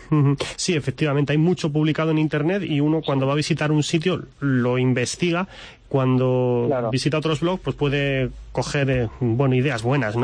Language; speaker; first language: Spanish; native; Spanish